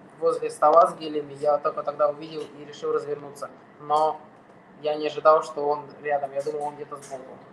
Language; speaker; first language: Russian; non-native, fluent; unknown